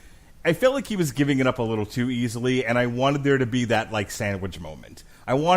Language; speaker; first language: English; native; English